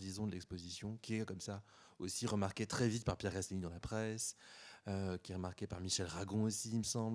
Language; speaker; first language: French; native; French